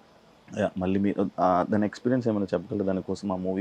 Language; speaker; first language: Telugu; native; Telugu